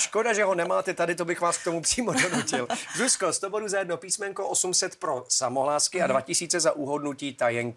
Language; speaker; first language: Czech; native; Czech